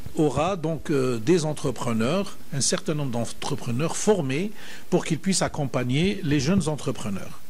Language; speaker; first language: French; non-native, local second language; Arabic